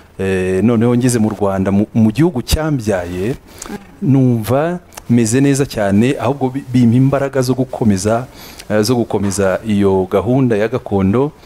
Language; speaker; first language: Kinyarwanda; early bilingual, heritage; Kinyarwanda